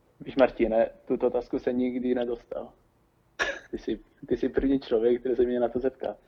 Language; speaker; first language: Czech; non-native, fluent; Italian